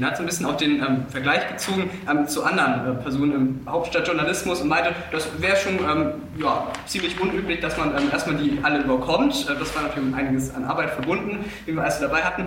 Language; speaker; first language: German; native; German